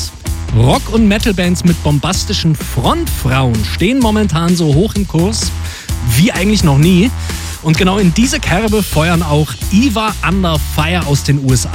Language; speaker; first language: German; native; German